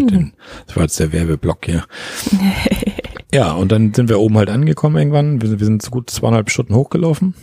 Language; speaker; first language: German; native; German